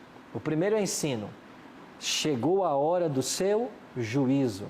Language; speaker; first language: Portuguese; native; Portuguese